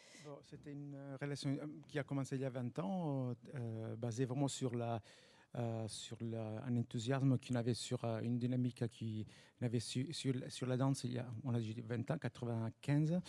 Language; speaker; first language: French; non-native, fluent; Italian